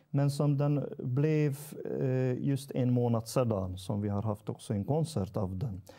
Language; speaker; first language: Swedish; non-native, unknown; Hungarian